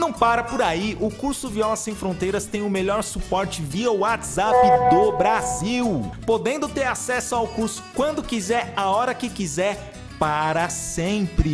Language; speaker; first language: Portuguese; native; Portuguese